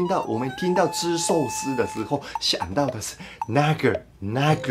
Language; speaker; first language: Chinese; non-native, fluent; Japanese